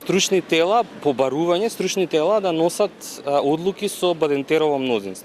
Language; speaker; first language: Macedonian; native; Macedonian